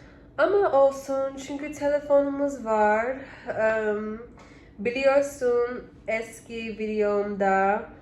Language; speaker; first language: Turkish; non-native, learner; English